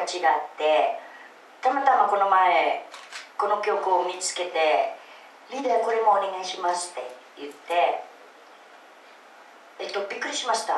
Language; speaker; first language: Japanese; non-native, fluent; Filipino